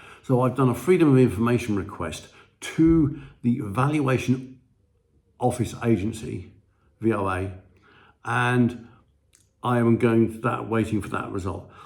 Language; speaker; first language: English; native; English